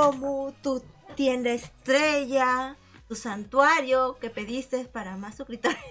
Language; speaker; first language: Spanish; native; Spanish